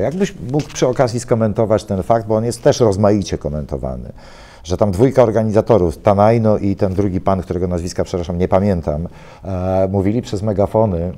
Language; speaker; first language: Polish; native; Polish